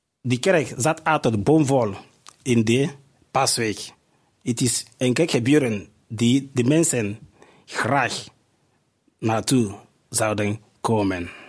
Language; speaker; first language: Dutch; non-native, fluent; Igbo